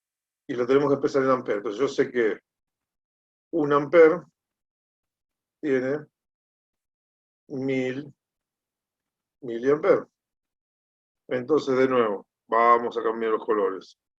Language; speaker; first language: Spanish; native; Spanish